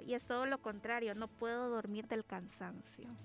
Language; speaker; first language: Spanish; native; Spanish